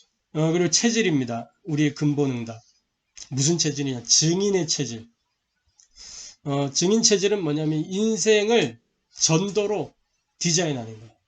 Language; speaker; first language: Korean; native; Korean